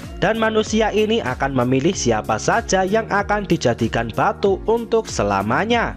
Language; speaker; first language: Indonesian; native; Indonesian